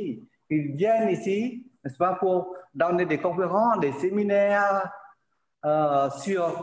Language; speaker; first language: French; non-native, learner; Khmer